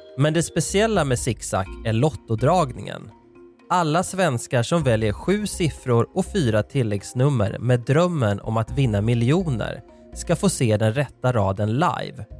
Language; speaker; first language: Swedish; native; Swedish